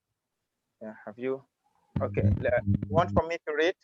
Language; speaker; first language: English; non-native, learner; Arabic